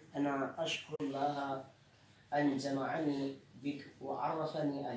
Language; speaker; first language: Arabic; non-native, learner; Urdu